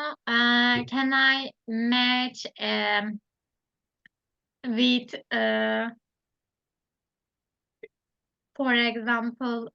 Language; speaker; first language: English; non-native, learner; Turkish